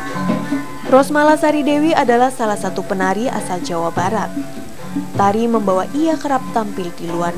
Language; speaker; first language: Indonesian; native; Indonesian